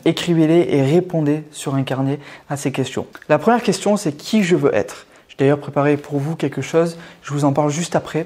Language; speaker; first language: French; native; French